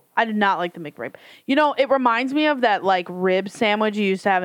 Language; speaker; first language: English; native; English